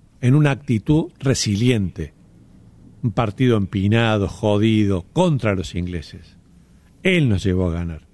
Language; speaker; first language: Spanish; native; Spanish